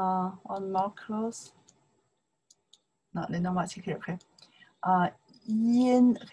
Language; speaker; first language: English; non-native, learner; Chinese